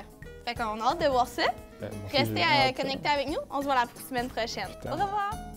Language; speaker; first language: French; native; French